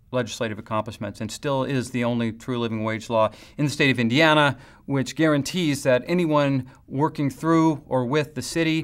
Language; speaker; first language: English; native; English